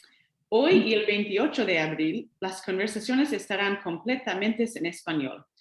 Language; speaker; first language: Spanish; non-native, fluent; English